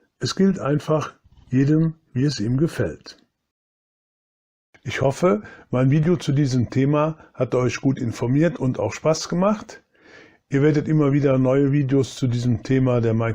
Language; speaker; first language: German; native; German